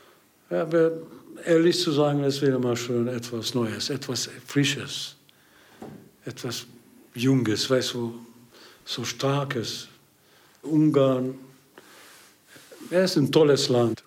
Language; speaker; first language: German; non-native, learner; Hungarian